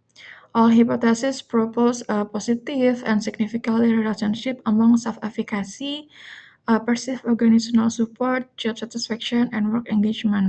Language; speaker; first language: English; non-native, learner; Indonesian